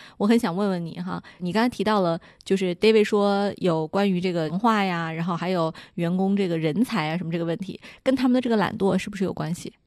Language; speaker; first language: Chinese; native; Chinese